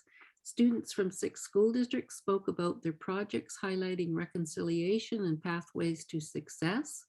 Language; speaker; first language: English; native; English